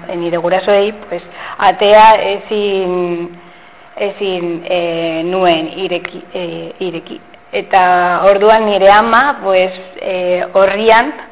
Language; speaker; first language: Basque; non-native, local second language; Spanish